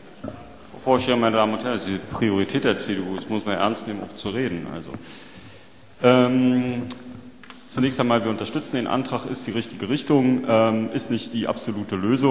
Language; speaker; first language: German; native; German